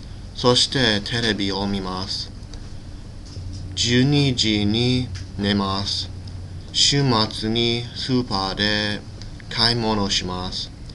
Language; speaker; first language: Japanese; non-native, learner; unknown